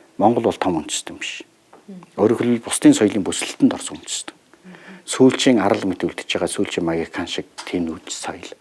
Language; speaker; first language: Mongolian; native; Mongolian